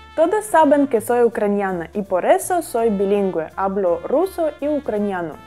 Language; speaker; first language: Spanish; non-native, fluent; Russian